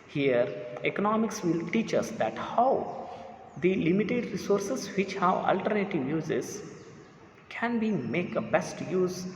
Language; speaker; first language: English; non-native, local second language; Kannada